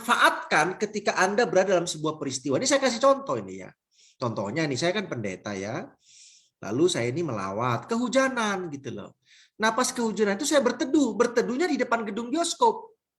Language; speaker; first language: Indonesian; native; Indonesian